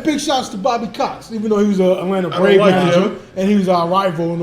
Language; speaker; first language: English; native; English